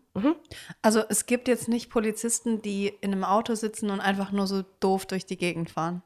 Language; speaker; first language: German; native; German